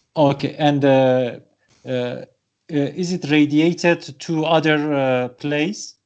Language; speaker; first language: English; non-native, learner; Persian